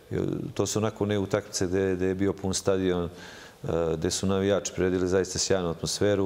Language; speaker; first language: Serbian; native; Serbian